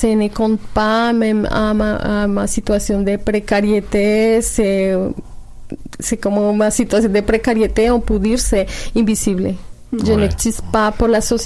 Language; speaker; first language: French; non-native, learner; Spanish